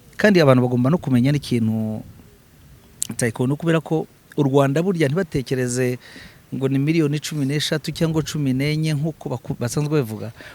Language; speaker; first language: Kinyarwanda; native; Kinyarwanda